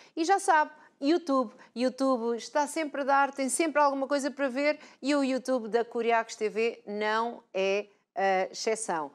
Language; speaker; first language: Portuguese; native; Portuguese